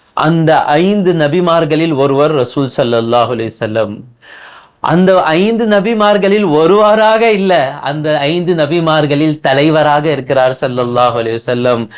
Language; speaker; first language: Tamil; non-native, local second language; Urdu